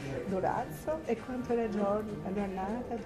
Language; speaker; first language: Italian; non-native, fluent; Albanian